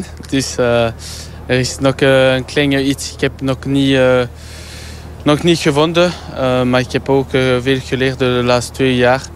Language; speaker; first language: Dutch; non-native, learner; French